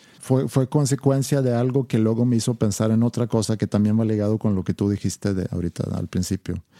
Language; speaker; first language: Spanish; non-native, fluent; Swedish